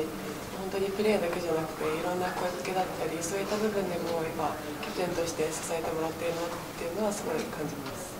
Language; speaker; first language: Japanese; native; Japanese